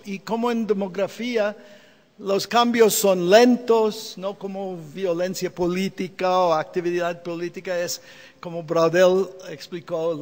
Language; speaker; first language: Spanish; non-native, fluent; English